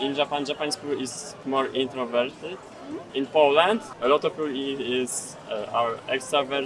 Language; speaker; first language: English; non-native, learner; Polish